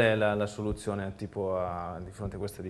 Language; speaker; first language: Italian; native; Italian